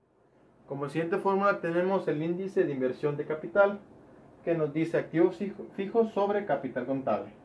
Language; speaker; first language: Spanish; native; Spanish